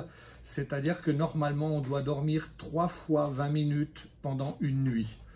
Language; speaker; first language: French; native; French